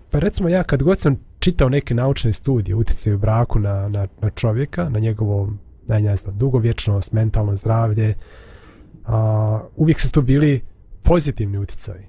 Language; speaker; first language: Bosnian; native; Bosnian